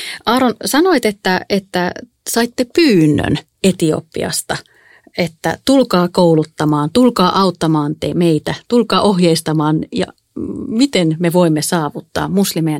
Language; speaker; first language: Finnish; native; Finnish